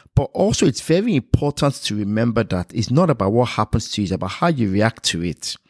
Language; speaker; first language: English; non-native, local second language; Yoruba